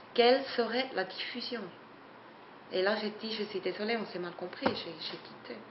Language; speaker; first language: French; non-native, fluent; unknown